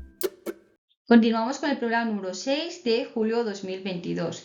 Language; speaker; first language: Spanish; native; Spanish